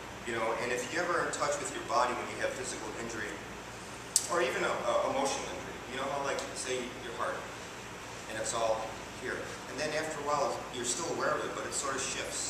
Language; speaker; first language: English; native; English